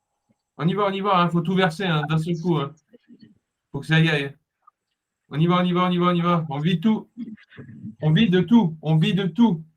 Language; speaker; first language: French; native; French